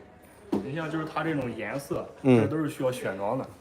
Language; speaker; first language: Chinese; native; Chinese